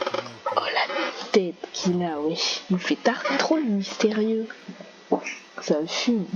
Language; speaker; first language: French; native; French